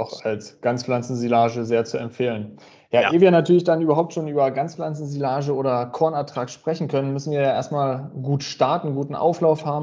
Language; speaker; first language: German; native; German